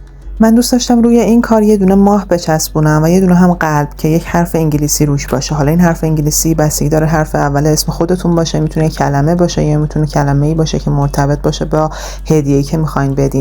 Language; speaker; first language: Persian; native; Persian